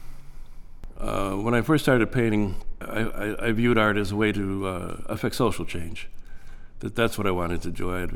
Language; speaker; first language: English; native; English